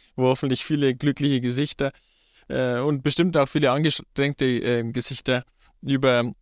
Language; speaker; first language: German; native; German